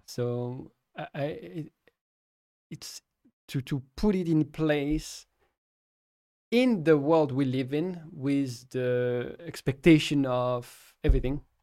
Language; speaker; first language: English; non-native, fluent; French